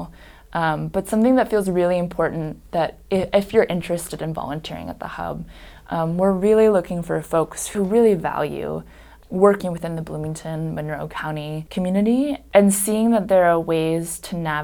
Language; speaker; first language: English; native; English